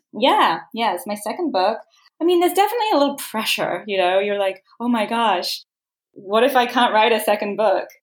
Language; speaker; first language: English; native; English